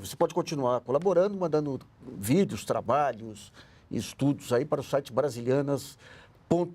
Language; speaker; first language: Portuguese; native; Portuguese